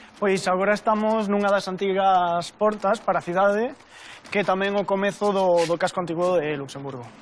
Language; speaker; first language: Galician; native; Galician